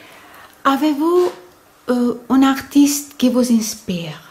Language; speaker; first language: French; non-native, learner; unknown